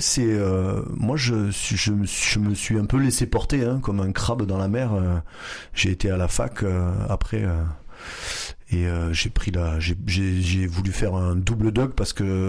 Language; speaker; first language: French; non-native, local second language; Dutch